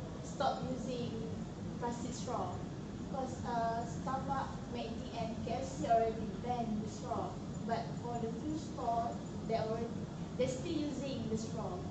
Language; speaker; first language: English; non-native, local second language; Malay